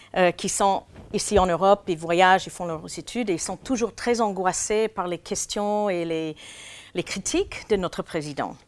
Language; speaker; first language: French; non-native, fluent; English